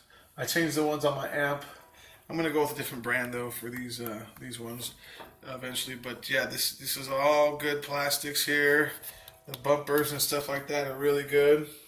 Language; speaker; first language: English; native; English